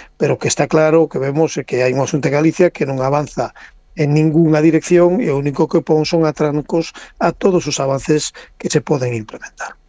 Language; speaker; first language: Galician; native; Galician